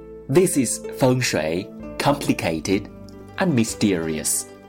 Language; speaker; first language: English; non-native, fluent; Chinese